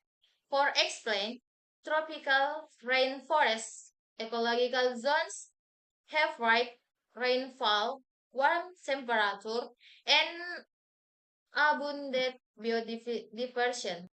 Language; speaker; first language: English; non-native, learner; Indonesian